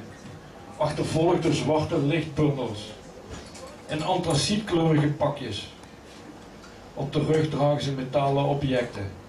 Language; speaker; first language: Dutch; native; Dutch